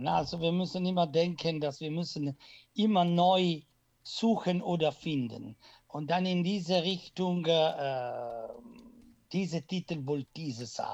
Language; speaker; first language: German; non-native, fluent; Italian